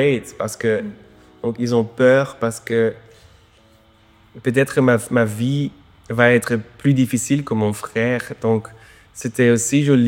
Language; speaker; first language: French; non-native, learner; Dutch